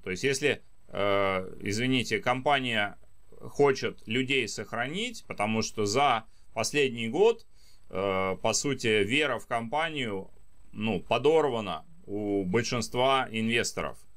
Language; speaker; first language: Russian; native; Russian